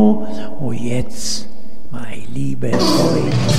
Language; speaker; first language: German; non-native, learner; Italian